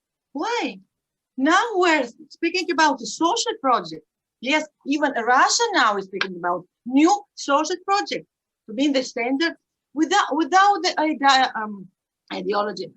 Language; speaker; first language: English; non-native, learner; Russian